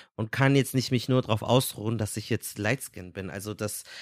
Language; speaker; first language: German; native; German